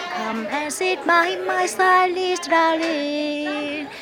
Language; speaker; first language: English; non-native, learner; Vietnamese